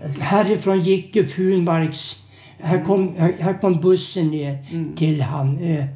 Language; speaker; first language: Swedish; native; Swedish